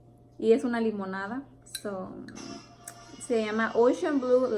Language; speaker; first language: Spanish; early bilingual, heritage; Spanish